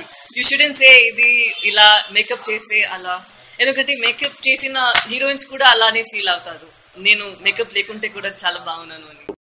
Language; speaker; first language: Telugu; non-native, fluent; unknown